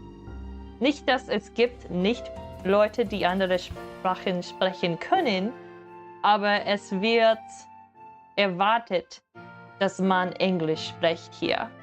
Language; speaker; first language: German; non-native, learner; English